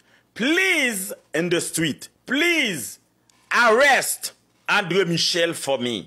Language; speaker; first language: English; non-native, learner; Haitian Creole